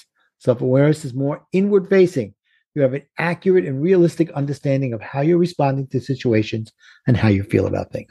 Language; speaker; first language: English; native; English